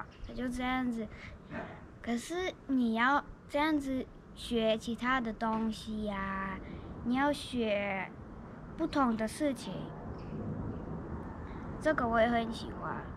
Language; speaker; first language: Chinese; early bilingual, other home language; Russian